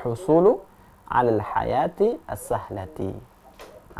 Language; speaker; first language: Arabic; non-native, fluent; Indonesian